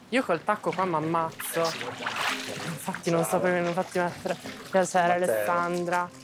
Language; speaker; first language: Italian; native; Italian